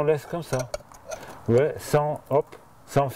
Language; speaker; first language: French; non-native, fluent; Bulgarian